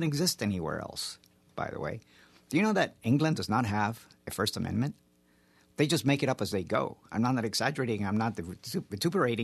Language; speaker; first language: English; early bilingual, other home language; Spanish